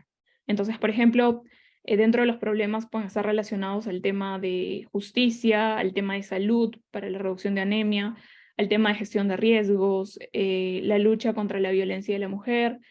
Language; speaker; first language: Spanish; native; Spanish